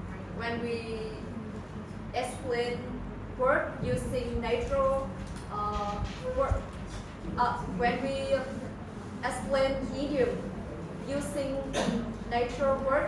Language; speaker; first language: English; non-native, learner; Vietnamese